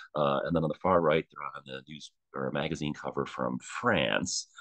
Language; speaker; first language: English; native; English